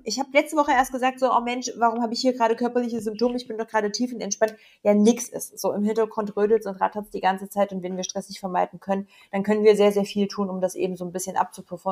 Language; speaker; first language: German; native; German